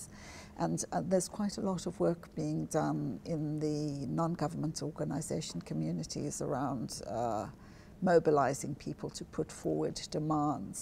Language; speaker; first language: English; native; English